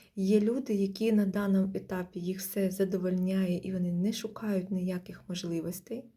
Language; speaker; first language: Ukrainian; non-native, local second language; Russian